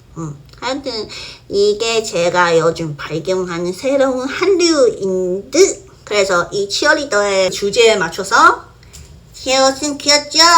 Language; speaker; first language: Korean; non-native, fluent; Chinese